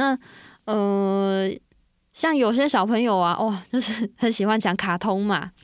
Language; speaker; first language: Chinese; native; Chinese